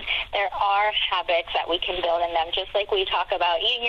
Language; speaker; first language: English; non-native, fluent; Spanish